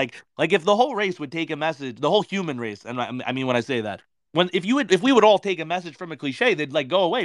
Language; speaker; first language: English; native; English